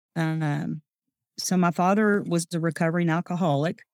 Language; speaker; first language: English; native; English